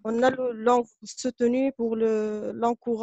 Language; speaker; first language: French; non-native, local second language; Arabic